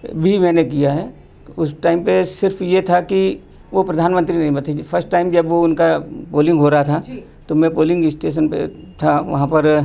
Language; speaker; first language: Hindi; native; Hindi